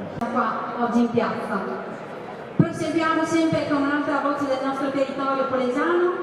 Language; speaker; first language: Italian; native; Italian